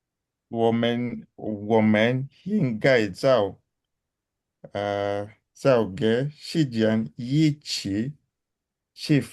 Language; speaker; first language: Chinese; non-native, learner; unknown